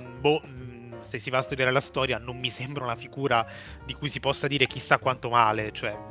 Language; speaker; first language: Italian; native; Italian